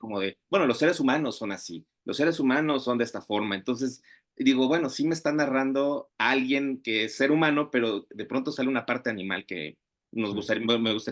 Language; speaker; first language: Spanish; native; Spanish